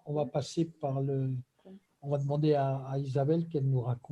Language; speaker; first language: French; native; French